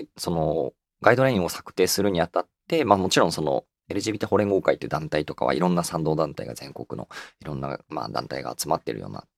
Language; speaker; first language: Japanese; native; Japanese